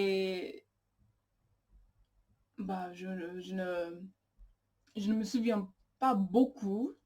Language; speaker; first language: French; non-native, learner; English